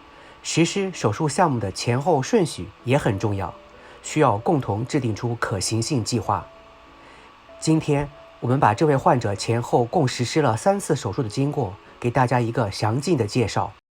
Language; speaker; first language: Chinese; native; Chinese